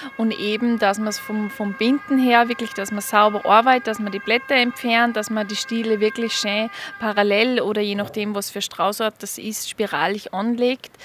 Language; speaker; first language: German; native; German